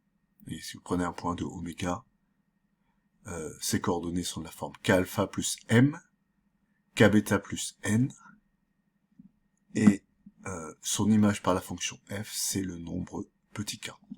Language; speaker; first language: French; native; French